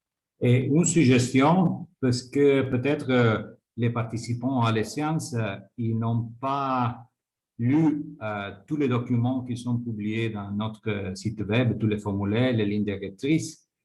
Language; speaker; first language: French; non-native, fluent; Spanish